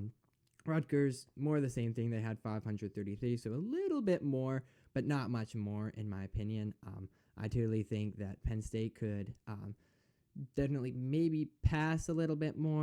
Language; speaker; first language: English; native; English